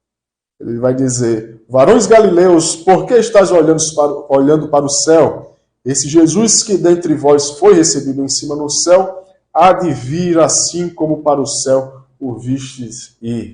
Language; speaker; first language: Portuguese; native; Portuguese